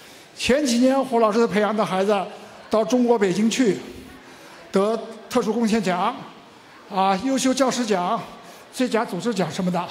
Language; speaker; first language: Chinese; native; Chinese